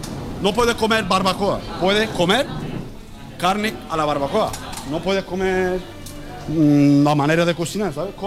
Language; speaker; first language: Spanish; non-native, learner; Turkish